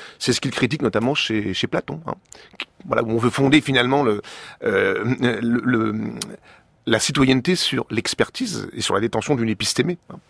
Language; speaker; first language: French; native; French